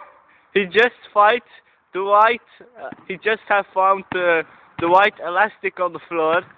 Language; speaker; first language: English; non-native, learner; Dutch